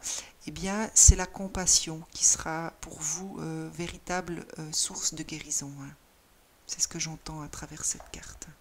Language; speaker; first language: French; native; French